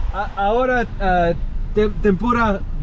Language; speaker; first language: Spanish; non-native, learner; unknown